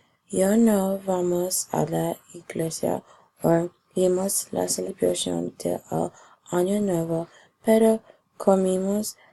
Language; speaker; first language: Spanish; non-native, learner; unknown